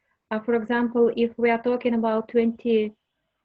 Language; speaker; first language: English; non-native, learner; Russian